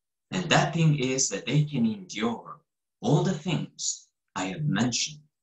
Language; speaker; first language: English; non-native, fluent; Romanian